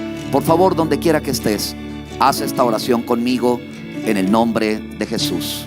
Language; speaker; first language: Spanish; native; Spanish